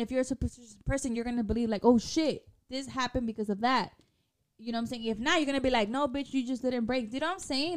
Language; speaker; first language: English; early bilingual, other home language; Spanish